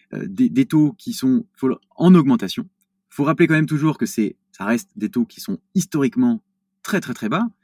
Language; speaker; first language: French; native; French